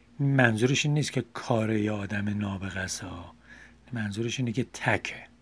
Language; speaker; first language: Persian; native; Persian